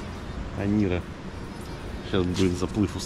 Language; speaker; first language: Russian; native; Russian